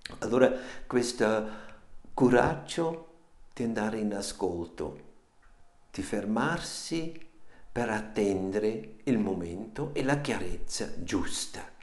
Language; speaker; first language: Italian; non-native, fluent; German